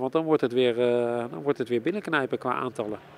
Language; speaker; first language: Dutch; native; Dutch